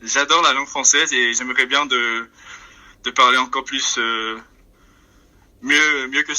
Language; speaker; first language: French; early bilingual, other home language; Korean